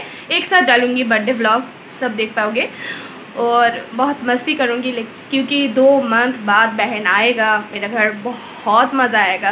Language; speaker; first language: Hindi; non-native, local second language; Bangla